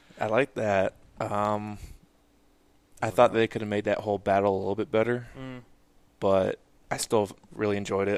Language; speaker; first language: English; native; English